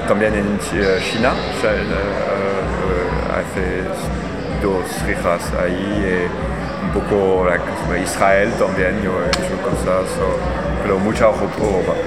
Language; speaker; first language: Spanish; non-native, learner; French